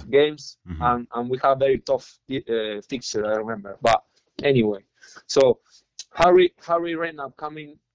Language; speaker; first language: English; non-native, fluent; Spanish